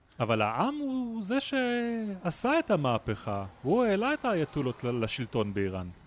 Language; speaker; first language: Hebrew; native; Hebrew